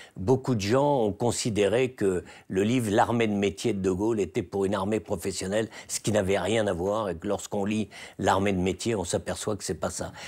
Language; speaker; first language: French; native; French